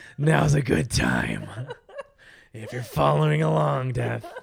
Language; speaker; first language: English; native; English